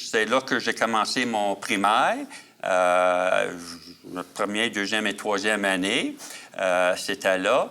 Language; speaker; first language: French; native; French